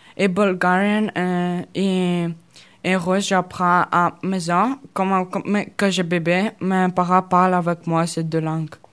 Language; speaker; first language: French; non-native, learner; Russian